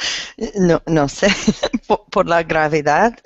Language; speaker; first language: Spanish; non-native, learner; English